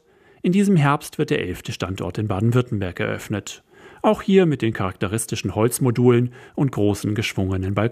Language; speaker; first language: German; native; German